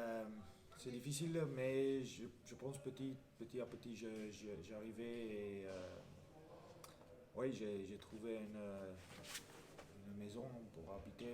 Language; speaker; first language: French; non-native, fluent; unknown